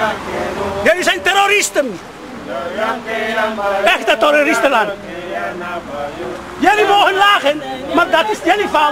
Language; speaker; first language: Dutch; non-native, fluent; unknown